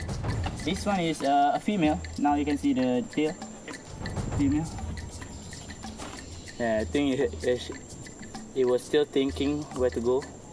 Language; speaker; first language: English; non-native, fluent; Malay